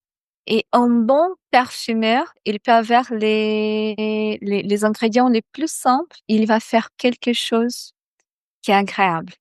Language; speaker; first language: French; non-native, fluent; Portuguese